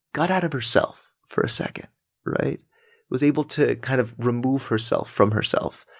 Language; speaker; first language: English; native; English